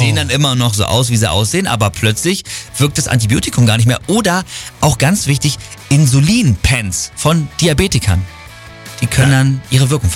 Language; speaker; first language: German; native; German